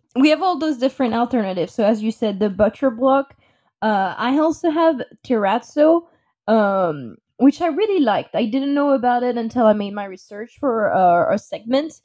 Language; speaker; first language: English; non-native, fluent; French